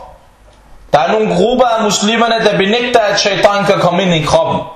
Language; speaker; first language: Danish; early bilingual, other home language; Arabic